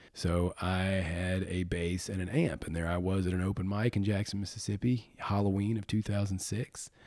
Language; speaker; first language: English; native; English